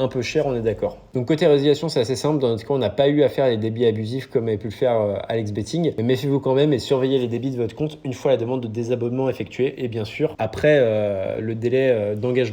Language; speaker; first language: French; native; French